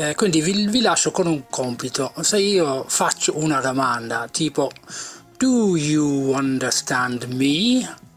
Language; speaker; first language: Italian; non-native, fluent; English